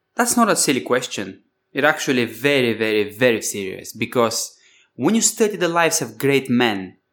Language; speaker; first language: English; non-native, fluent; Bulgarian